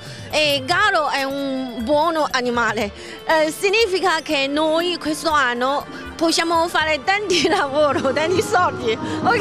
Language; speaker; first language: Italian; non-native, learner; Chinese